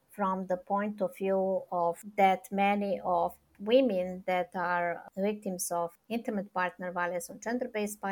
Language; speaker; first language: English; non-native, fluent; Serbian